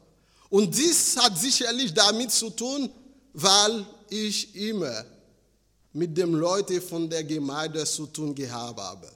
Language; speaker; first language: German; non-native, fluent; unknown